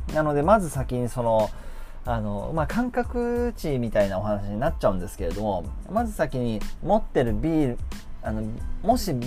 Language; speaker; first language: Japanese; native; Japanese